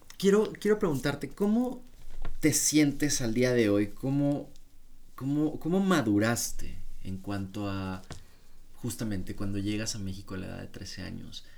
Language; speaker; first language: Spanish; native; Spanish